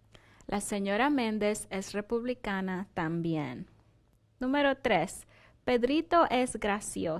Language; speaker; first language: Spanish; non-native, fluent; English